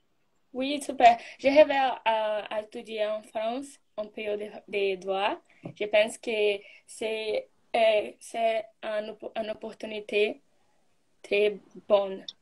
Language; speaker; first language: French; non-native, learner; Portuguese